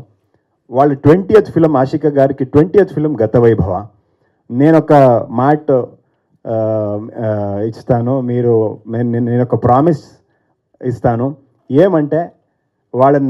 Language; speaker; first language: Telugu; non-native, fluent; Kannada